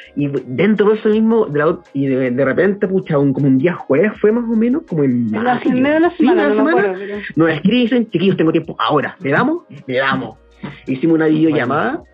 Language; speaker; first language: Spanish; native; Spanish